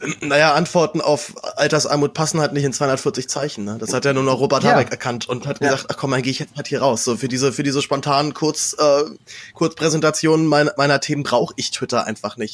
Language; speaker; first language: German; native; German